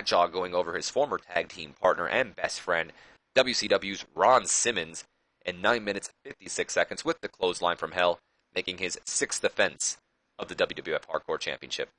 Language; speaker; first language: English; native; English